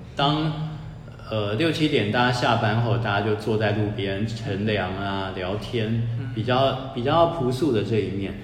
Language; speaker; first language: Chinese; native; Chinese